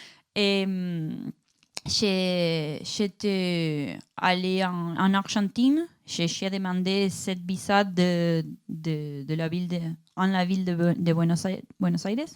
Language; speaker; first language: French; non-native, learner; Spanish